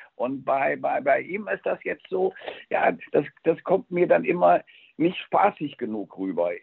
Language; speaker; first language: German; early bilingual, other home language; Spanish